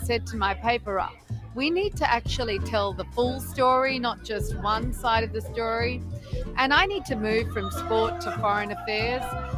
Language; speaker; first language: English; native; English